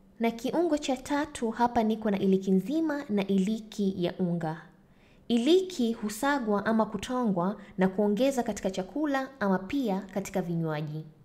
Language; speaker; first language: Swahili; native; Swahili